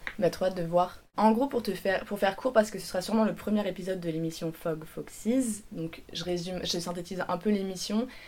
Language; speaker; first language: French; native; French